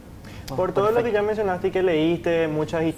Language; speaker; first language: Spanish; native; Spanish